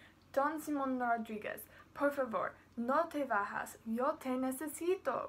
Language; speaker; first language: Spanish; non-native, learner; English